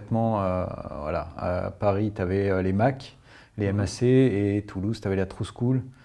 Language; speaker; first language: French; native; French